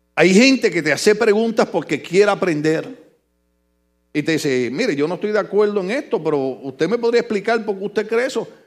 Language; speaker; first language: Spanish; native; Spanish